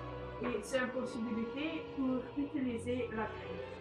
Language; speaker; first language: French; non-native, learner; Dutch